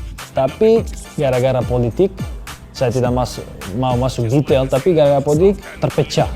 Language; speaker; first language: Indonesian; non-native, fluent; Serbian